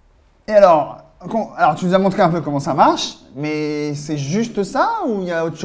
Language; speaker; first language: French; native; French